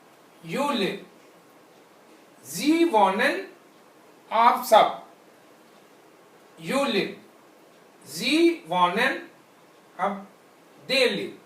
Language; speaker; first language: German; non-native, fluent; Hindi